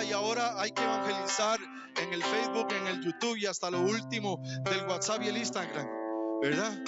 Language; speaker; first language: Spanish; native; Spanish